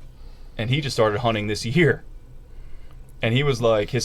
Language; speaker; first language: English; native; English